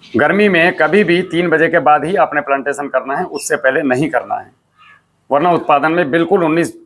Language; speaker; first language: Hindi; native; Hindi